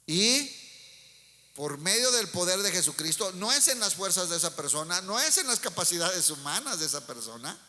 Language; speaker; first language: Spanish; native; Spanish